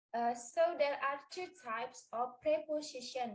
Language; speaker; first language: English; non-native, learner; Indonesian